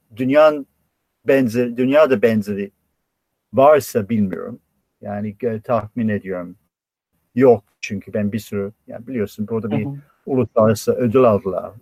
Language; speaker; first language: Turkish; non-native, fluent; English